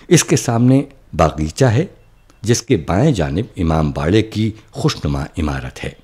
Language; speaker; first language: Urdu; native; Urdu